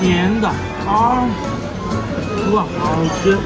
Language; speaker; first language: Chinese; non-native, learner; Japanese